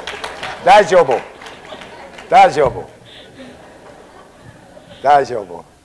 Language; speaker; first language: Japanese; non-native, learner; English